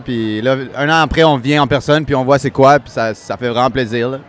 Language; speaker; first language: French; native; French